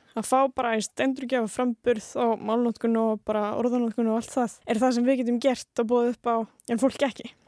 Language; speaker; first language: Icelandic; non-native, fluent; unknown